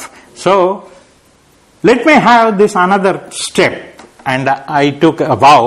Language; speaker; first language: English; non-native, local second language; Marathi